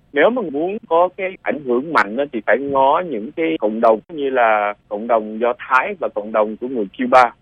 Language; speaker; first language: Vietnamese; early bilingual, other home language; English